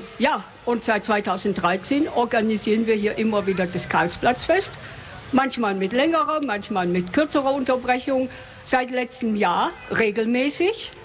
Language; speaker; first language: German; native; German